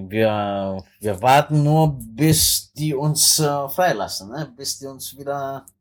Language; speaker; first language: German; non-native, fluent; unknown